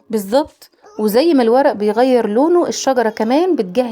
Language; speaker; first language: Arabic; native; Arabic